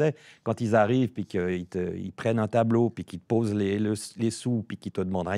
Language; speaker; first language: French; native; French